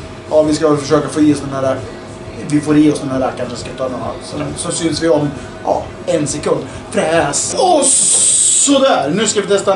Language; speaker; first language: Swedish; native; Swedish